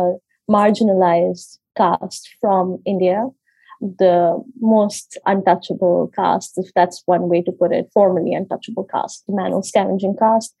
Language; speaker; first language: English; non-native, local second language; Hindi